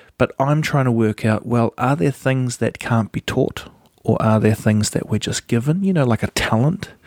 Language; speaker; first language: English; native; English